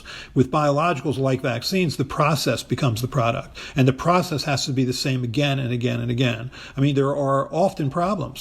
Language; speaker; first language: English; native; English